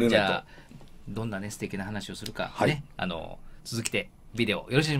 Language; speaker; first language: Japanese; native; Japanese